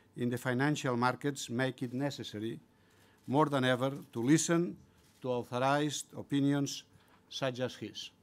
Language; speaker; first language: English; non-native, fluent; Catalan